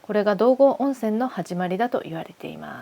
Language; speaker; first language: Japanese; non-native, fluent; Korean